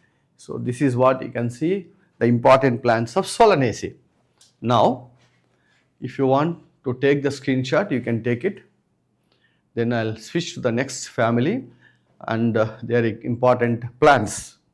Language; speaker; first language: English; non-native, local second language; Telugu